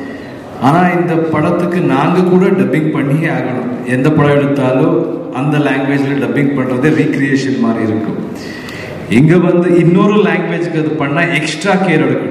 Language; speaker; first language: Tamil; non-native, learner; Kannada